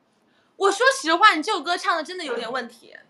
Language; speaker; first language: Chinese; native; Chinese